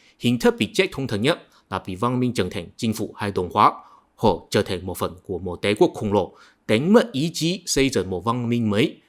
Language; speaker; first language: Vietnamese; non-native, fluent; Chinese